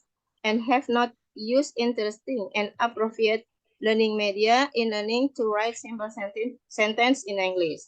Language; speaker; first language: English; non-native, learner; Indonesian